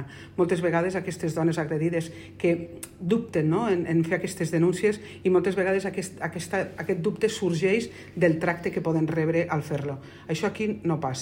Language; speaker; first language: Catalan; native; Catalan